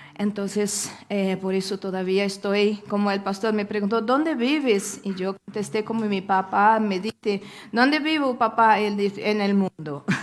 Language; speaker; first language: Spanish; non-native, fluent; Portuguese